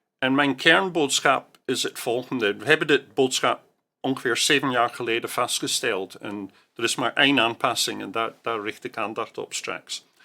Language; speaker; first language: Dutch; non-native, fluent; English